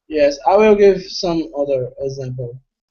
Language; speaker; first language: English; non-native, fluent; Portuguese